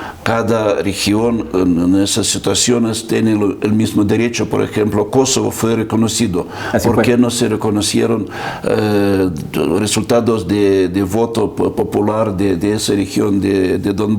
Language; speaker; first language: Spanish; non-native, fluent; Russian